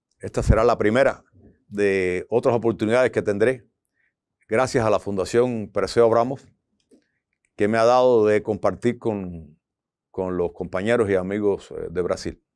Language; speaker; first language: Spanish; native; Spanish